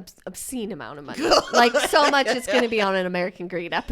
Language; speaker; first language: English; native; English